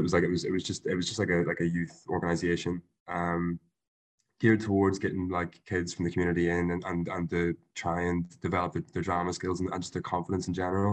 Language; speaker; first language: English; native; English